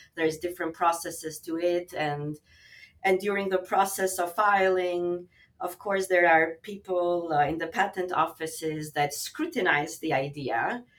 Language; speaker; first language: English; non-native, fluent; Albanian